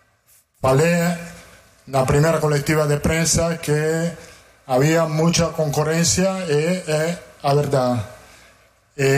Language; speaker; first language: Portuguese; non-native, learner; Italian